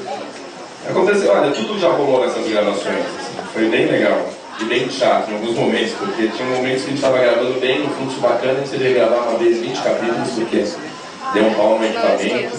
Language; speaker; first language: Portuguese; native; Portuguese